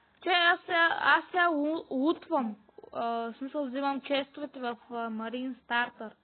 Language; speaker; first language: Bulgarian; native; Bulgarian